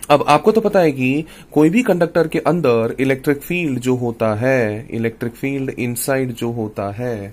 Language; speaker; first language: Hindi; non-native, local second language; Malayalam